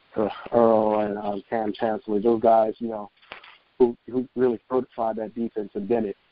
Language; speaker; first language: English; native; English